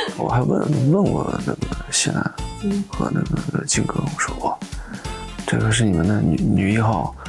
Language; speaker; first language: Chinese; native; Chinese